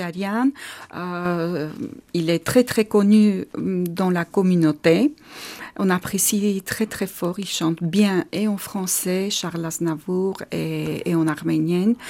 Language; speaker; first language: French; non-native, fluent; Armenian